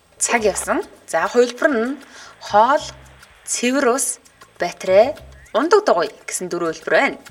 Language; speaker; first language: Mongolian; native; Mongolian